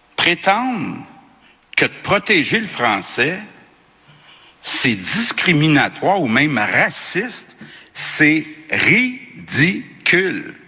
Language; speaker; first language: French; native; French